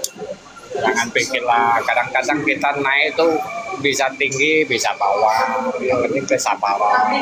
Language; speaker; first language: Indonesian; non-native, learner; Vietnamese